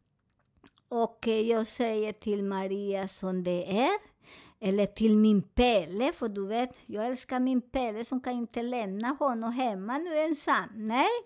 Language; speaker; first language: Swedish; non-native, learner; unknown